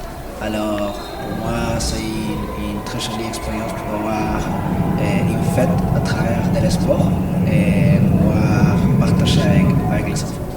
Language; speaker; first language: French; non-native, fluent; Spanish